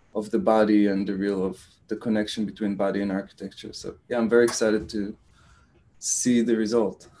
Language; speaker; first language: English; non-native, fluent; Hebrew